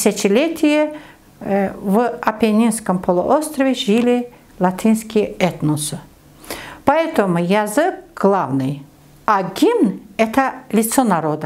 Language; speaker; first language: Russian; non-native, learner; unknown